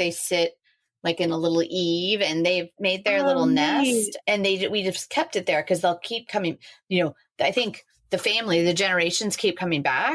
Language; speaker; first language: English; native; English